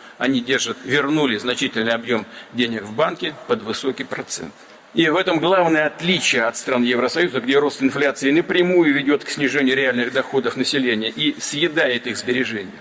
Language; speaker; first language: Russian; native; Russian